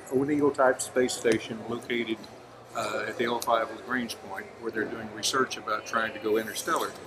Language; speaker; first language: English; native; English